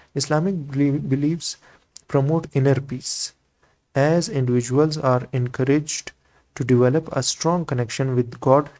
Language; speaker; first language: English; non-native, local second language; Urdu